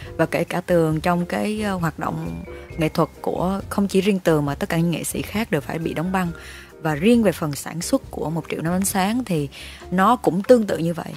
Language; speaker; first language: Vietnamese; native; Vietnamese